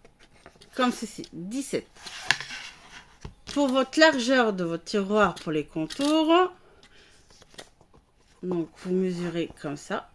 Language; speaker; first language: French; native; French